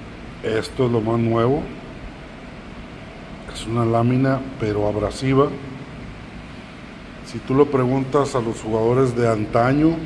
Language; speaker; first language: Spanish; native; Spanish